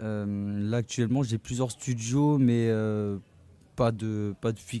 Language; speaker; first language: French; native; French